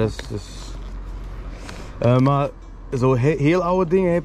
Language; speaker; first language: Dutch; non-native, learner; German